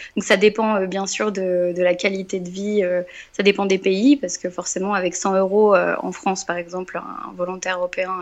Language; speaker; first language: French; native; French